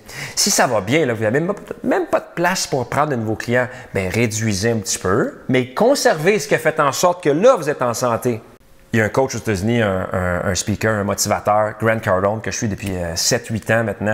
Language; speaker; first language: French; native; French